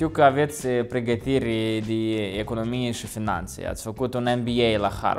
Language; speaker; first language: Romanian; native; Romanian